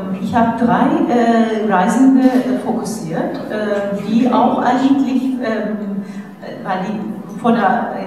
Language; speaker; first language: German; non-native, fluent; Turkish